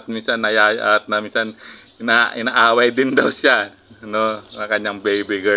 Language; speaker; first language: Filipino; native; Filipino